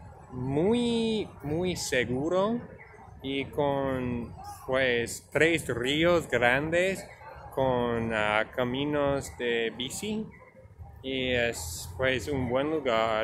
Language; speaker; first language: Spanish; non-native, learner; English